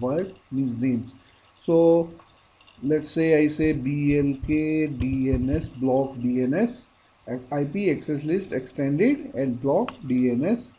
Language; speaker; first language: English; non-native, local second language; Hindi